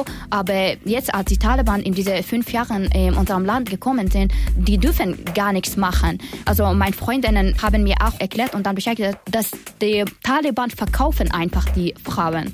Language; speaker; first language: German; non-native, learner; Persian